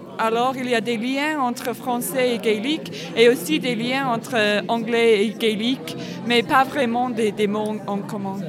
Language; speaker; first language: French; non-native, fluent; English